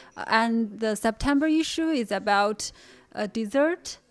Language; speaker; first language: English; non-native, fluent; Chinese